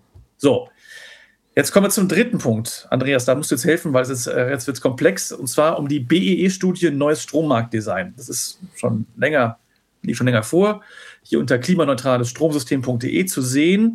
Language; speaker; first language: German; native; German